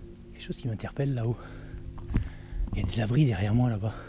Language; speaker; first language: French; native; French